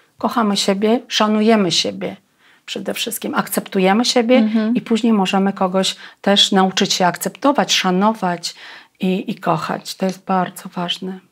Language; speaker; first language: Polish; non-native, fluent; Russian